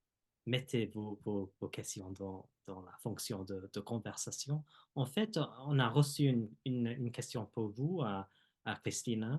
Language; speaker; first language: French; non-native, fluent; English